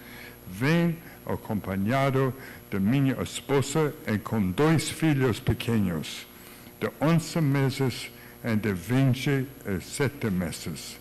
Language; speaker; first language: Portuguese; non-native, learner; English